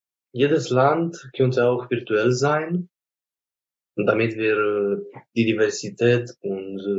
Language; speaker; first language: German; non-native, fluent; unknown